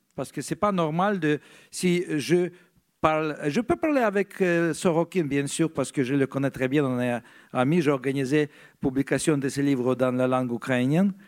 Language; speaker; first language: French; non-native, fluent; Russian